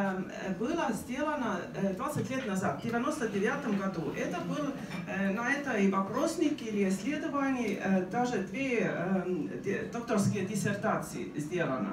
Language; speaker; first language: Russian; non-native, fluent; Estonian